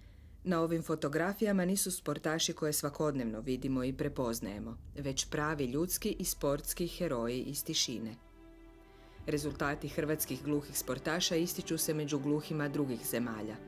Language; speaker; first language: Croatian; native; Croatian